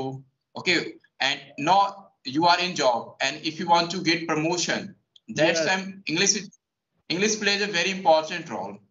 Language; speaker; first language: English; non-native, local second language; Hindi